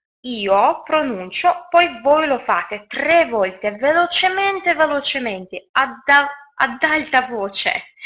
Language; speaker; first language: Italian; non-native, fluent; Russian